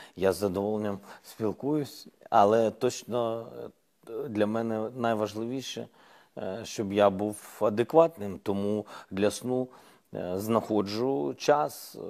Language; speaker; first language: Ukrainian; non-native, local second language; Russian